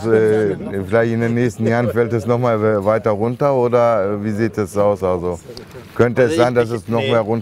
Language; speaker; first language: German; non-native, fluent; Turkish